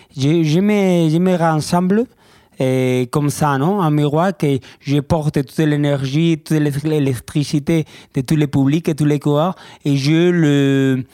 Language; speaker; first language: French; non-native, learner; Spanish